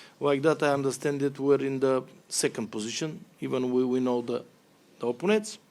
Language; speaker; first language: English; non-native, learner; Bulgarian